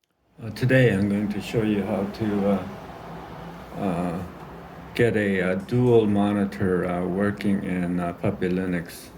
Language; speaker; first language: English; native; English